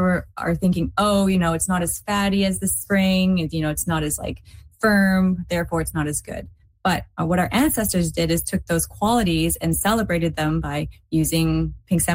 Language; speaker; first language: English; native; English